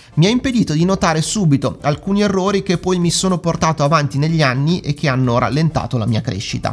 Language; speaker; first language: Italian; native; Italian